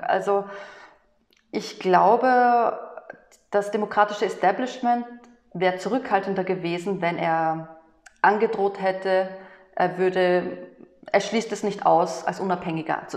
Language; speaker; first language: German; native; German